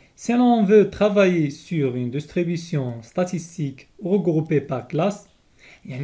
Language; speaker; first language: French; non-native, local second language; Arabic